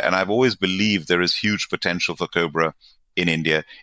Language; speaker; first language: English; non-native, local second language; Gujarati